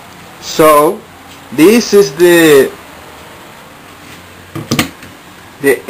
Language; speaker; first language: English; non-native, learner; Spanish